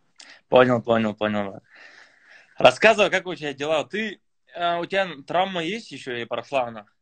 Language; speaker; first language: Russian; native; Russian